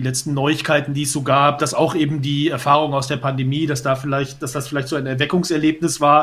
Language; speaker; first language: German; native; German